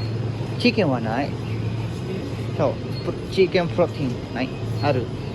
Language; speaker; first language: Japanese; non-native, learner; Filipino